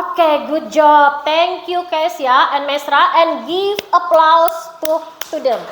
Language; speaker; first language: English; non-native, fluent; Indonesian